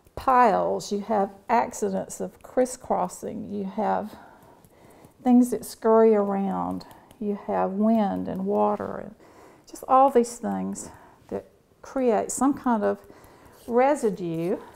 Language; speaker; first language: English; native; English